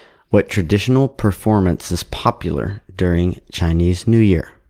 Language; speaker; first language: English; native; English